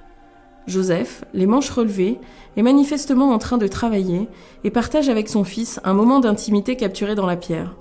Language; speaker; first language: French; native; French